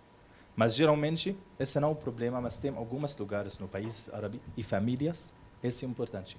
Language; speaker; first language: Portuguese; non-native, learner; Arabic